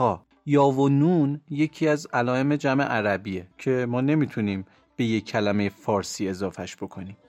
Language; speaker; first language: Persian; native; Persian